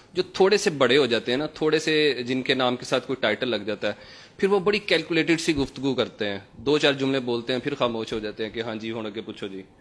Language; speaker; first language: Urdu; non-native, local second language; Punjabi